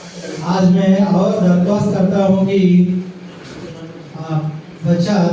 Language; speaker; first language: Hindi; non-native, local second language; Telugu